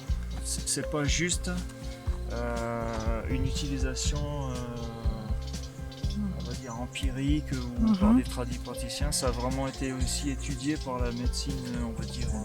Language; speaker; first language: French; native; French